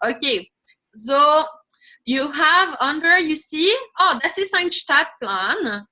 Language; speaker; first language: German; non-native, fluent; French